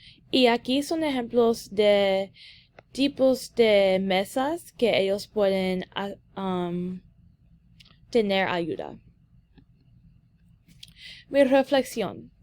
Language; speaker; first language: Spanish; early bilingual, heritage; English